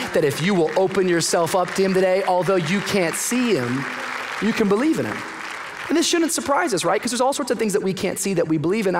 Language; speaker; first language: English; native; English